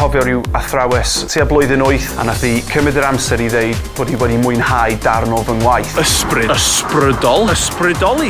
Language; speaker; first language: Welsh; non-native, local second language; English